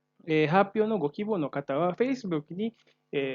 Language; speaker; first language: Japanese; non-native, fluent; Indonesian